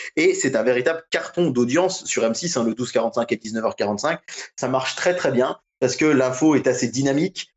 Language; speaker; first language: French; native; French